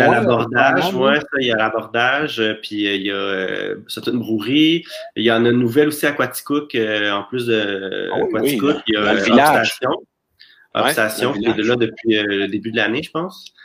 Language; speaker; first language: French; native; French